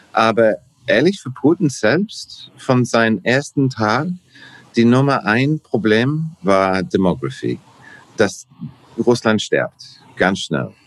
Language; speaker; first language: German; non-native, learner; English